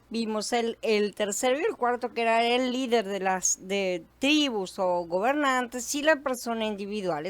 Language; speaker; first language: Spanish; native; Spanish